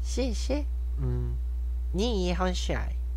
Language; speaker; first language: Chinese; non-native, learner; Korean